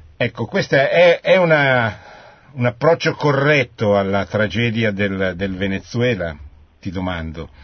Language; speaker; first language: Italian; native; Italian